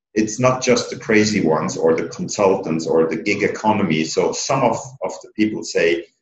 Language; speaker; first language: English; non-native, fluent; Italian